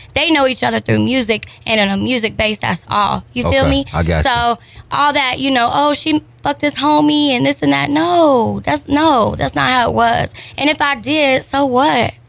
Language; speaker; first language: English; native; English